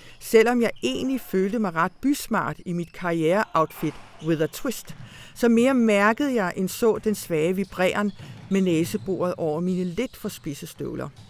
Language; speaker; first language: Danish; early bilingual, other home language; Hungarian